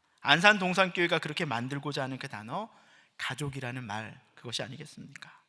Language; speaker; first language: Korean; native; Korean